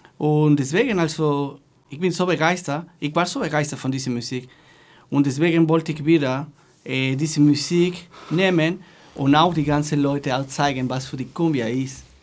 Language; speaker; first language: German; non-native, fluent; Spanish